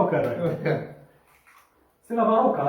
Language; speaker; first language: French; non-native, local second language; Arabic